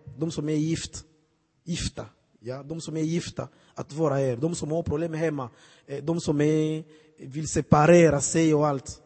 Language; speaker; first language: Swedish; non-native, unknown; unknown